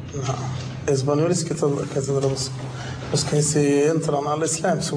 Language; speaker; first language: Spanish; non-native, fluent; Arabic